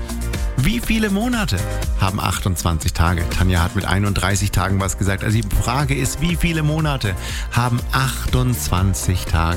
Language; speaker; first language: German; native; German